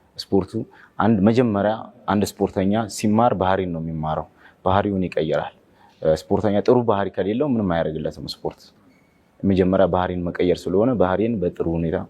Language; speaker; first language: Amharic; non-native, local second language; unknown